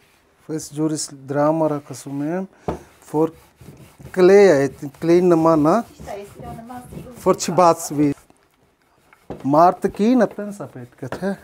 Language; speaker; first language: Armenian; non-native, learner; Hindi